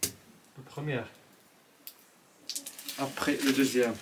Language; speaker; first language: French; non-native, learner; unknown